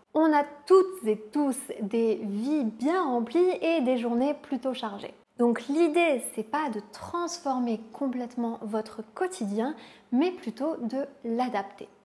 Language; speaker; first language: French; native; French